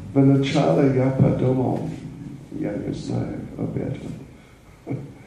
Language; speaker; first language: Russian; non-native, learner; English